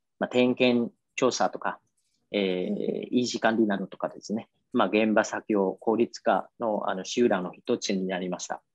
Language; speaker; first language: Japanese; non-native, fluent; Vietnamese